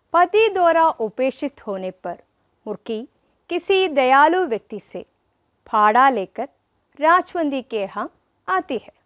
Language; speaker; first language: Hindi; non-native, local second language; Malayalam